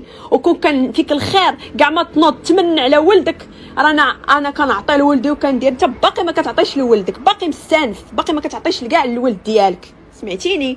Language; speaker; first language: Arabic; native; Arabic